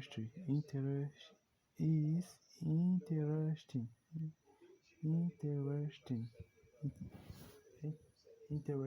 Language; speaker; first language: English; non-native, learner; Portuguese